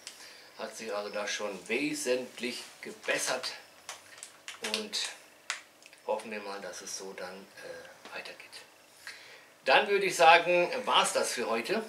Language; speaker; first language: German; native; German